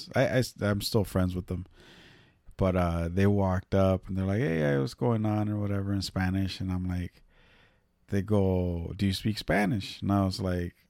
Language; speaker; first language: English; early bilingual, other home language; Spanish